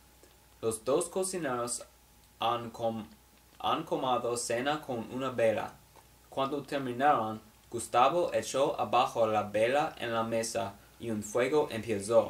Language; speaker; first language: Spanish; non-native, learner; English